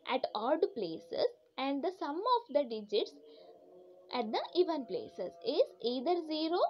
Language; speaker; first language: English; non-native, local second language; Kannada